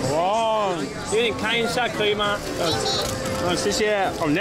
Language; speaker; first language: Chinese; non-native, learner; English